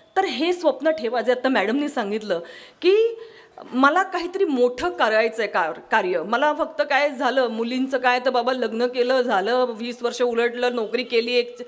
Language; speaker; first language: Marathi; non-native, local second language; Kannada